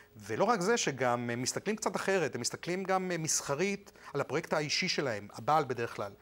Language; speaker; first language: Hebrew; non-native, fluent; Spanish